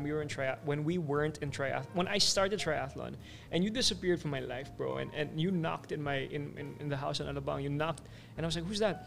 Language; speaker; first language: English; non-native, local second language; Cebuano